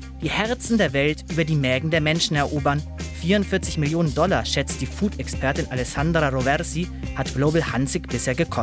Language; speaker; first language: German; native; German